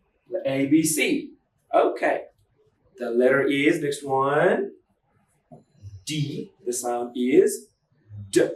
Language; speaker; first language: English; non-native, local second language; Bangla